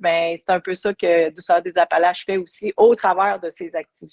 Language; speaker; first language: French; native; French